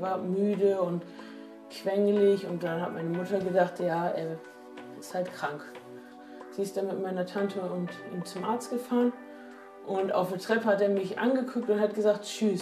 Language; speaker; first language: German; native; German